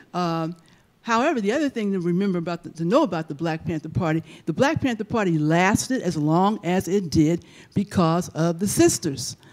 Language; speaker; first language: English; native; English